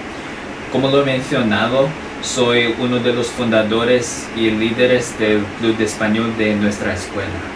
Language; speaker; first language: Spanish; non-native, fluent; English